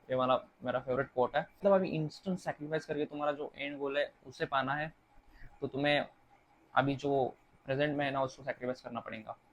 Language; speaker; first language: Hindi; non-native, local second language; Marathi